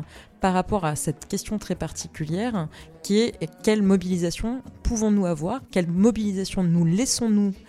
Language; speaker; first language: French; native; French